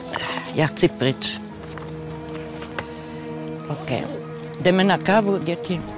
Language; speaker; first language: Czech; non-native, local second language; English